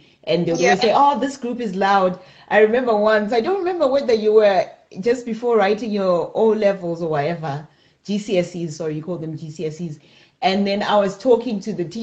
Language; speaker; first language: English; non-native, local second language; Shona